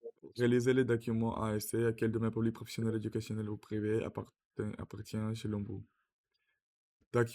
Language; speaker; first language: French; non-native, learner; Russian